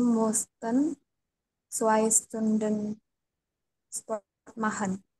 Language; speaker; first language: German; non-native, learner; Indonesian